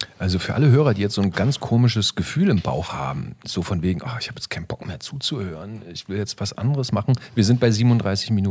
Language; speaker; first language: German; native; German